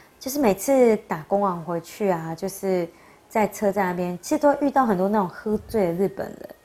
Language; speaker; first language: Chinese; native; Chinese